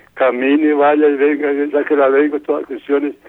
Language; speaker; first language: Spanish; native; Spanish